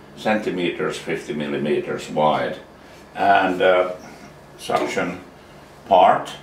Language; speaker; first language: English; non-native, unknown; Finnish